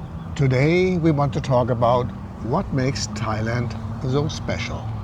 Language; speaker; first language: English; non-native, fluent; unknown